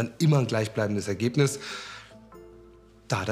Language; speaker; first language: German; native; German